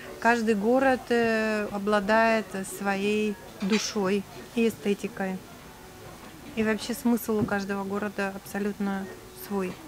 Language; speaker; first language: Russian; native; Russian